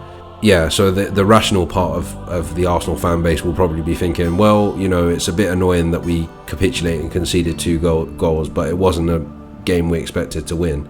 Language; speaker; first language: English; native; English